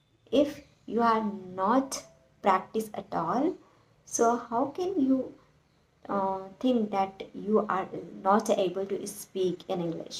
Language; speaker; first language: English; non-native, learner; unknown